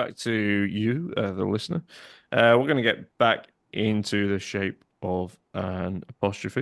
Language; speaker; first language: English; native; English